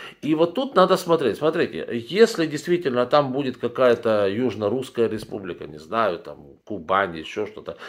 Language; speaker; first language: Russian; native; Russian